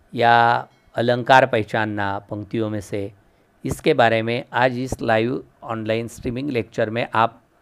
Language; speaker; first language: Hindi; non-native, local second language; Marathi